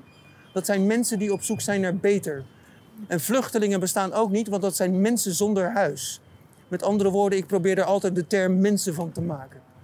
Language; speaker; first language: Dutch; native; Dutch